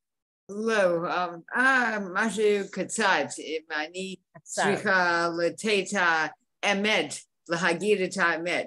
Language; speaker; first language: Hebrew; non-native, learner; English